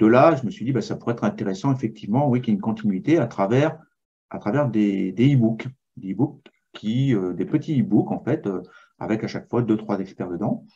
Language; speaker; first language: French; native; French